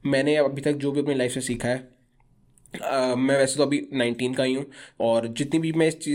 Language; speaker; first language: Hindi; native; Hindi